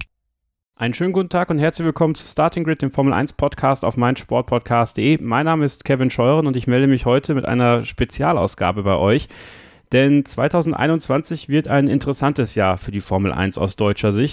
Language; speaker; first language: German; native; German